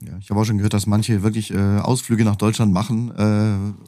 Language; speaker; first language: German; native; German